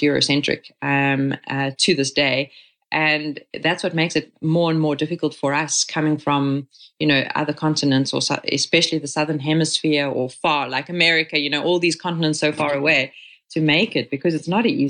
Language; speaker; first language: English; native; English